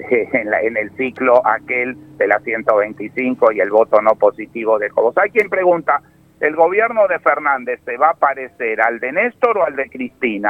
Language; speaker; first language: Spanish; native; Spanish